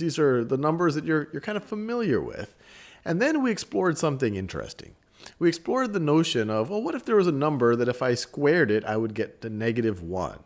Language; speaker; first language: English; native; English